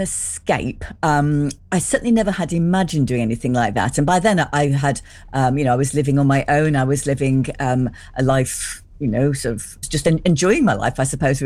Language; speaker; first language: English; native; English